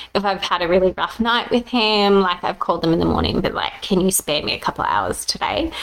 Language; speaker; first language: English; native; English